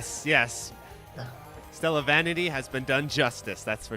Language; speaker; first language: English; native; English